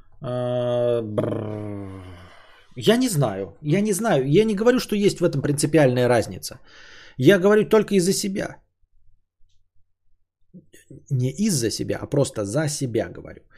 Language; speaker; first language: Russian; native; Russian